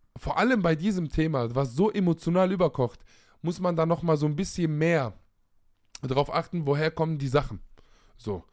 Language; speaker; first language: German; early bilingual, other home language; Arabic